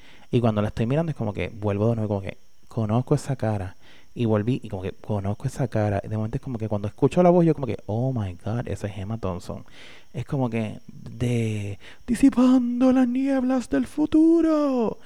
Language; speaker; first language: Spanish; native; Spanish